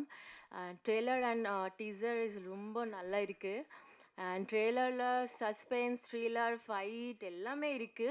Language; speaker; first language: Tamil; non-native, learner; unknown